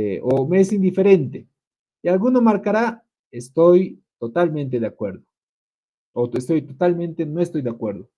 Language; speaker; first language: Spanish; native; Spanish